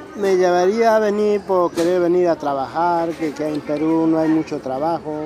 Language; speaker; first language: Spanish; native; Spanish